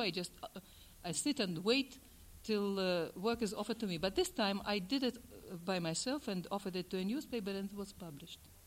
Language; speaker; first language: English; non-native, fluent; Russian